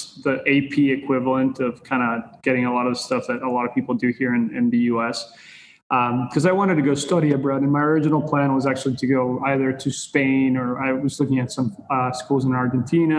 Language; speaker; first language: English; non-native, fluent; Spanish